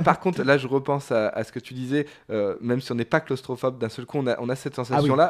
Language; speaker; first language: French; native; French